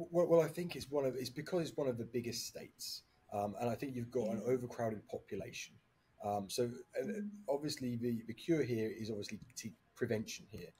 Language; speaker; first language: English; native; English